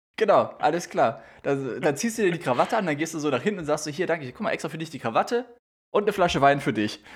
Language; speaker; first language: German; native; German